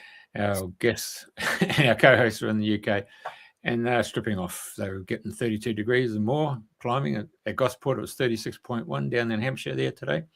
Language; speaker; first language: English; native; English